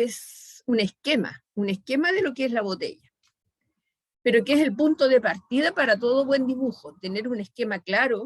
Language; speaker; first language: Spanish; native; Spanish